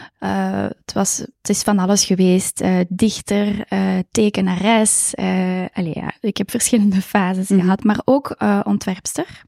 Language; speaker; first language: Dutch; native; Dutch